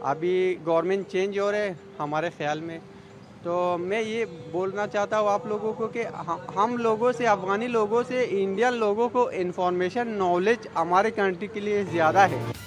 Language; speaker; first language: Hindi; non-native, fluent; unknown